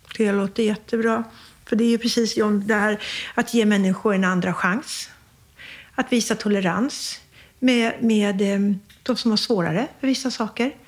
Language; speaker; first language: Swedish; native; Swedish